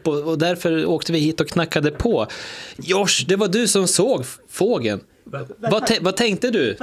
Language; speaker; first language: Swedish; native; Swedish